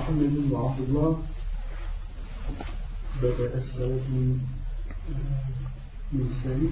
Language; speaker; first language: Arabic; non-native, learner; French